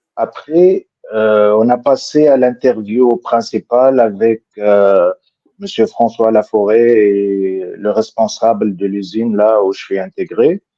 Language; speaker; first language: French; non-native, local second language; Arabic